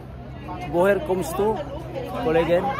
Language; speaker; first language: German; non-native, learner; Filipino